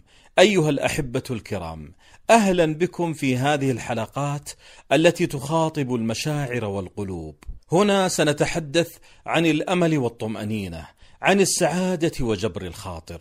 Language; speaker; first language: Arabic; native; Arabic